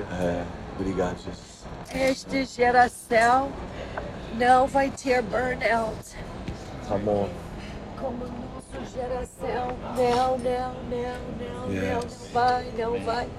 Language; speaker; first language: Portuguese; non-native, learner; English